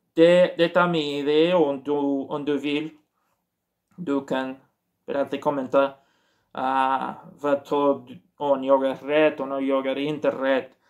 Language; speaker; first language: Swedish; non-native, learner; Portuguese